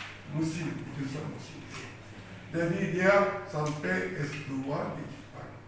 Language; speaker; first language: Indonesian; non-native, fluent; Japanese